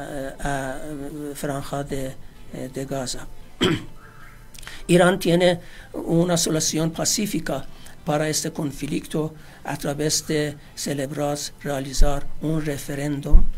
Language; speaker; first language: Spanish; non-native, fluent; Persian